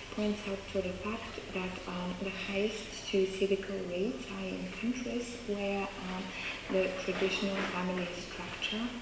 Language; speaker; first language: English; non-native, fluent; Bulgarian